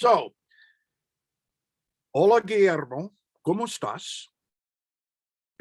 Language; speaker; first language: Spanish; non-native, learner; English